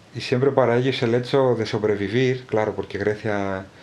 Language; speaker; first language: Spanish; non-native, fluent; Greek